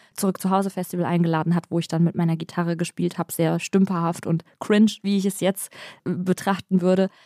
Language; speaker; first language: German; native; German